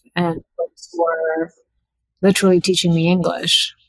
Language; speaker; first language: English; early bilingual, other home language; Bangla